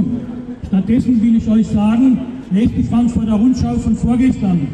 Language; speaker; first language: German; native; German